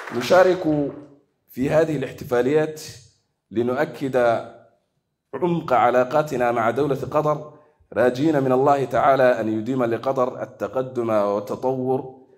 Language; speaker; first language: Arabic; non-native, local second language; Somali